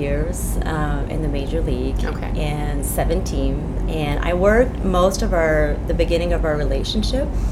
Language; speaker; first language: English; non-native, fluent; French